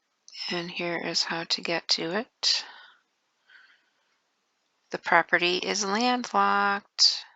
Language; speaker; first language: English; native; English